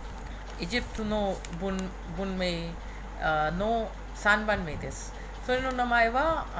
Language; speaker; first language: Japanese; non-native, fluent; Hindi